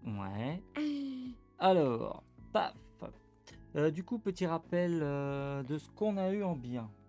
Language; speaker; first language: French; native; French